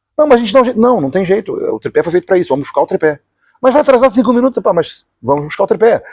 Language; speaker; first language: Portuguese; native; Portuguese